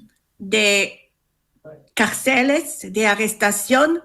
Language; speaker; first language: Spanish; non-native, learner; French